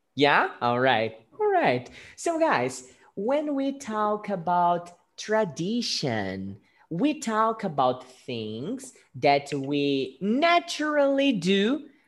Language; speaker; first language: English; non-native, fluent; Portuguese